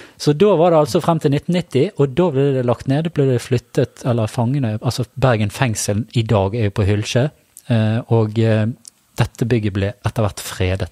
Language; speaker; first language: Norwegian; native; Norwegian